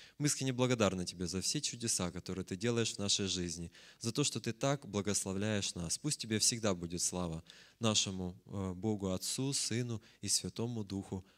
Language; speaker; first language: Russian; native; Russian